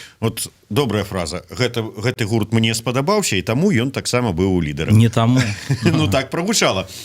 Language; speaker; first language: Belarusian; non-native, local second language; Russian